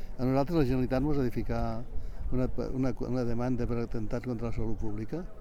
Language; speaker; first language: Catalan; native; Catalan